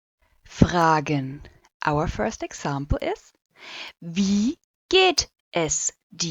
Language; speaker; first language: German; non-native, fluent; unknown